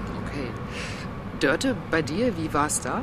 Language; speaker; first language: German; native; German